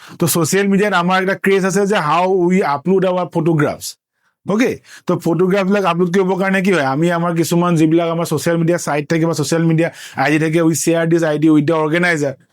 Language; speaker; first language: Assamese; native; Assamese